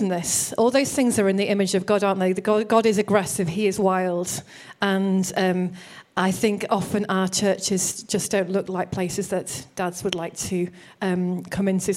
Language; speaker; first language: English; native; English